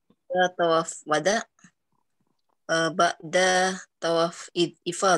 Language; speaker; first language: Arabic; non-native, learner; Indonesian